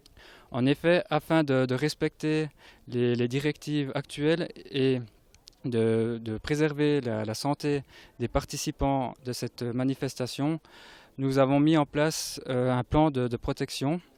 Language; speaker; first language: French; native; French